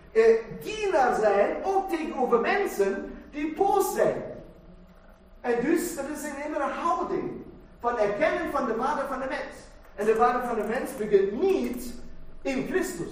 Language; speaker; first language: Dutch; non-native, fluent; German